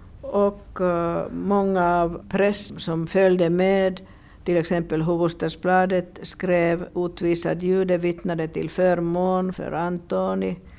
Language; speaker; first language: Swedish; non-native, local second language; Finnish